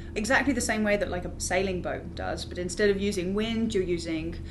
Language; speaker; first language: English; native; English